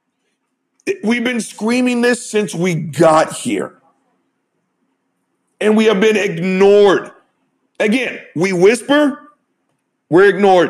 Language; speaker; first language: English; native; English